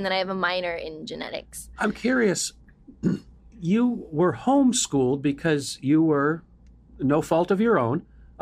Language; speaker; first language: English; native; English